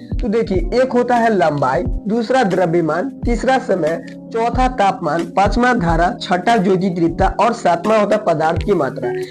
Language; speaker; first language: Hindi; native; Hindi